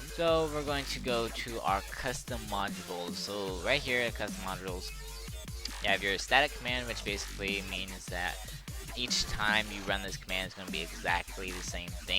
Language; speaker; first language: English; native; English